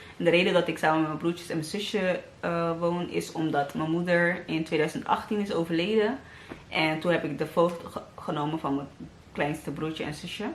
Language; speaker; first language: Dutch; early bilingual, other home language; Papiamento